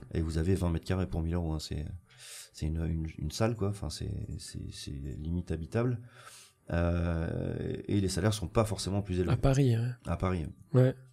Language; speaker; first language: French; native; French